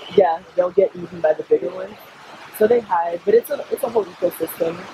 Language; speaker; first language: English; native; English